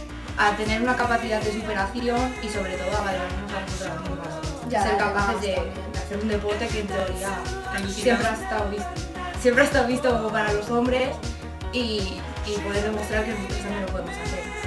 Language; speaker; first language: Spanish; native; Spanish